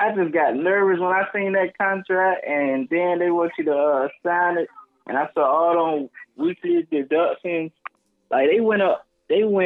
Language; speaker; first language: English; native; English